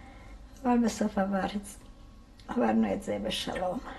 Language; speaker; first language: Hebrew; non-native, fluent; Hungarian